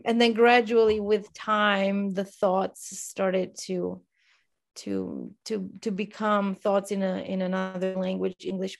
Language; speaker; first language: English; non-native, fluent; Romanian